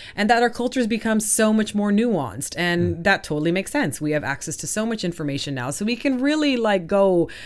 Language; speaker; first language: English; native; English